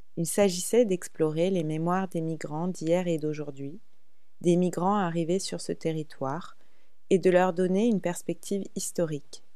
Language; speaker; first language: French; native; French